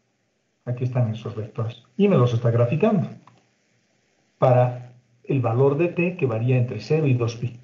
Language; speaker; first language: Spanish; native; Spanish